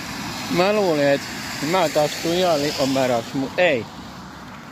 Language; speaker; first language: Finnish; native; Finnish